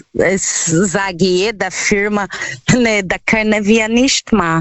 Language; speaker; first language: German; non-native, fluent; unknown